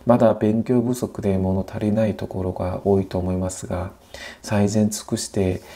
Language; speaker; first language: Japanese; non-native, fluent; Korean